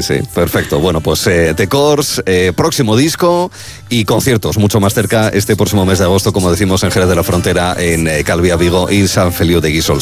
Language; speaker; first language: Spanish; native; Spanish